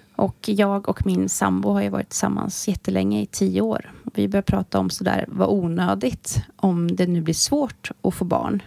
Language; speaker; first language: Swedish; native; Swedish